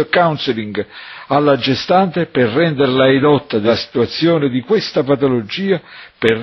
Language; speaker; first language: Italian; native; Italian